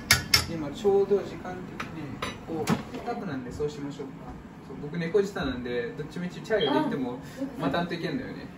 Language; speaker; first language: Japanese; non-native, fluent; English